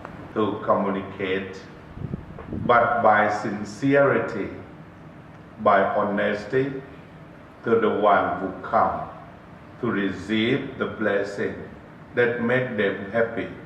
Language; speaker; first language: English; non-native, learner; Thai